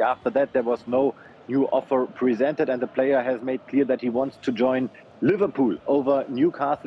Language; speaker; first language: English; non-native, fluent; German